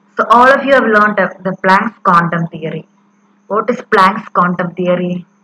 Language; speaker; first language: English; non-native, local second language; Malayalam